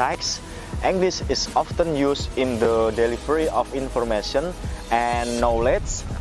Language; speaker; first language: English; non-native, learner; Indonesian